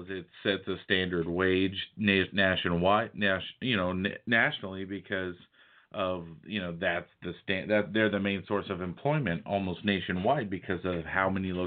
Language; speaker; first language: English; native; English